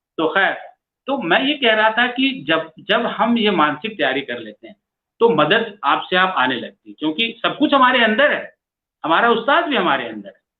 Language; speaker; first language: Hindi; native; Hindi